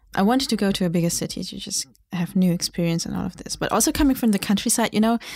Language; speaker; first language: English; non-native, fluent; German